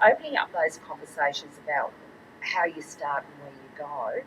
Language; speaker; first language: English; native; English